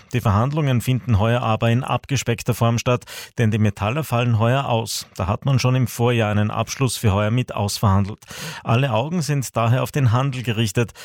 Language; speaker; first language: German; native; German